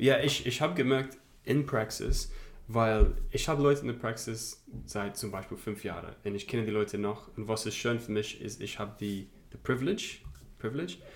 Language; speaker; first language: German; non-native, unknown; English